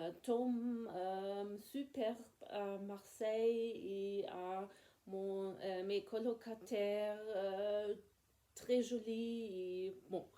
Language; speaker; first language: French; non-native, learner; English